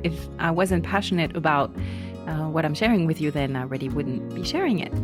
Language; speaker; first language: English; non-native, fluent; French